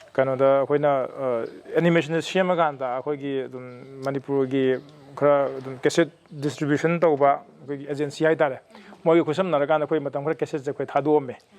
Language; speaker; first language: Manipuri; native; Manipuri